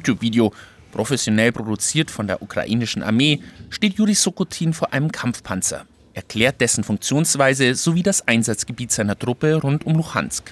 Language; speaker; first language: German; native; German